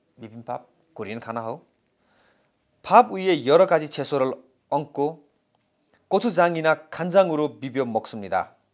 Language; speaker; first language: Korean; non-native, fluent; Nepali